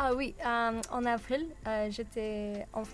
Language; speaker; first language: French; non-native, learner; English